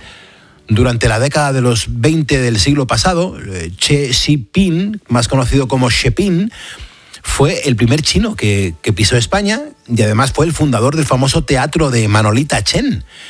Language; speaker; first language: Spanish; native; Spanish